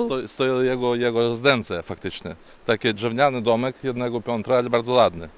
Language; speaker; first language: Polish; non-native, learner; Lithuanian